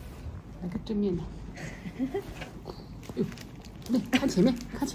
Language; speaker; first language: Chinese; native; Chinese